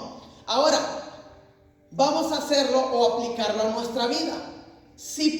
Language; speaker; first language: Spanish; native; Spanish